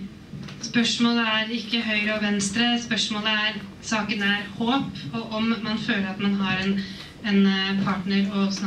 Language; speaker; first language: Norwegian; native; Norwegian